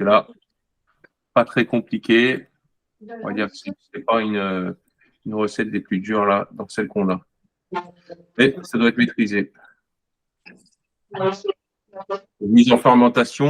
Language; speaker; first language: French; native; French